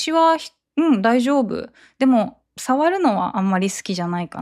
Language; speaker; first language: Japanese; native; Japanese